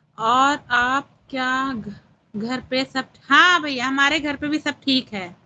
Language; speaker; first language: Hindi; native; Hindi